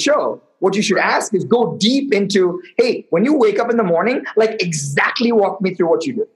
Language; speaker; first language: English; non-native, local second language; Tamil